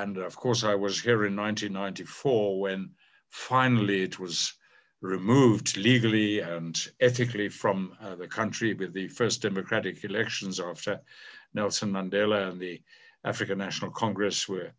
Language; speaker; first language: English; native; English